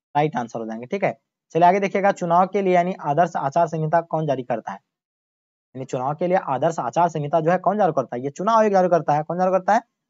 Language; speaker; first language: Hindi; native; Hindi